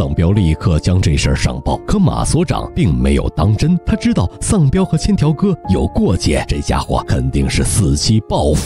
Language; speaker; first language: Chinese; native; Chinese